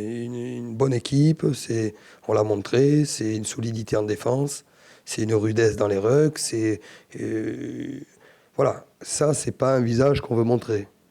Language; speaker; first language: French; native; French